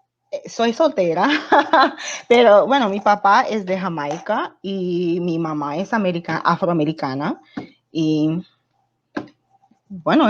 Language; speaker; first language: Spanish; non-native, fluent; English